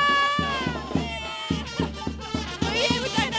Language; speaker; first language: Spanish; native; Spanish